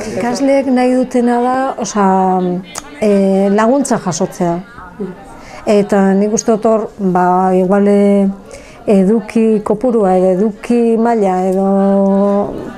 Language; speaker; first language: Basque; native; Basque